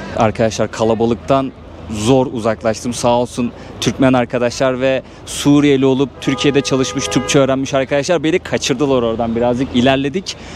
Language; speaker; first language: Turkish; native; Turkish